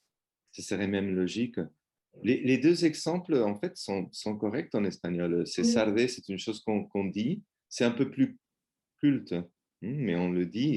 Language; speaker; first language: French; non-native, fluent; Spanish